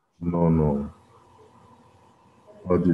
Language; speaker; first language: French; non-native, fluent; Arabic